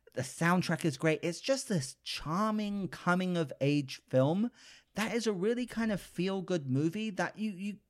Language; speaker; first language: English; native; English